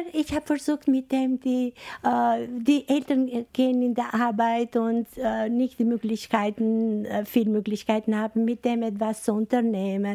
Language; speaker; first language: German; non-native, fluent; Albanian